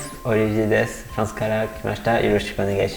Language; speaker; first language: Japanese; non-native, learner; French